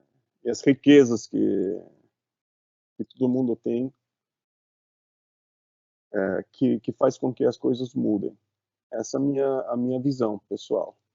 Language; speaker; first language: Portuguese; non-native, fluent; Italian